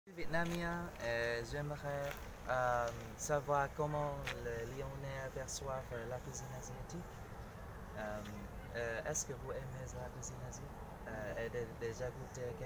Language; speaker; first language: French; non-native, learner; Vietnamese